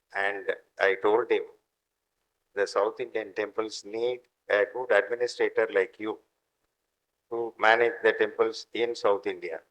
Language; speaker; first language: English; non-native, local second language; Tamil